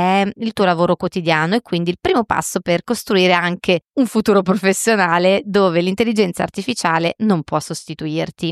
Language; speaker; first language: Italian; native; Italian